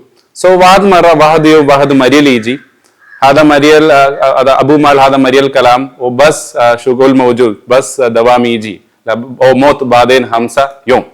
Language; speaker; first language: Arabic; non-native, learner; Malayalam